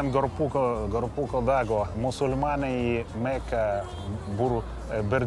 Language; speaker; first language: Basque; non-native, learner; Russian